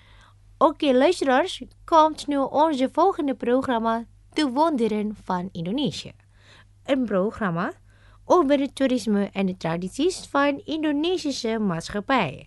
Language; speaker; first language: Dutch; non-native, learner; Indonesian